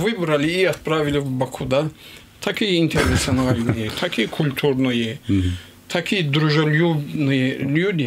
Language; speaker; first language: Russian; non-native, local second language; Azerbaijani